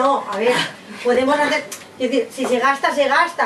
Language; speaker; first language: Spanish; native; Spanish